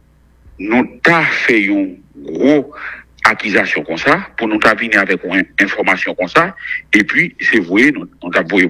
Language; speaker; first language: French; non-native, local second language; Haitian Creole